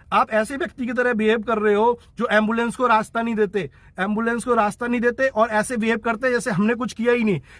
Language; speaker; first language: Hindi; native; Hindi